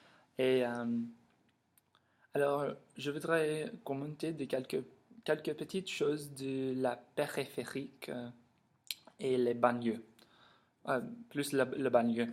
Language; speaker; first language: French; non-native, learner; English